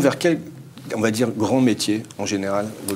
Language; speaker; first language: French; native; French